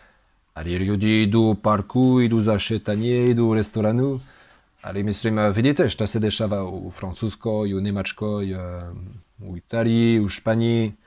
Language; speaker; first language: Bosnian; non-native, learner; French